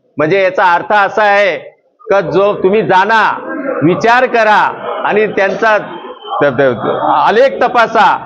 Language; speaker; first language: Marathi; non-native, local second language; Lambadi